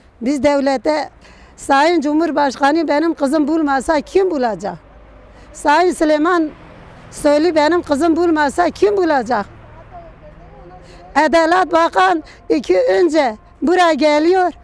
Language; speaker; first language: Turkish; non-native, local second language; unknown